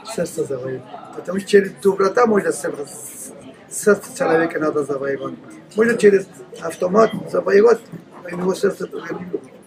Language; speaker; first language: Russian; non-native, learner; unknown